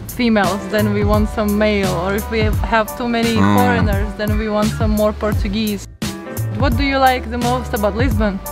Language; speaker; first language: English; non-native, fluent; Latvian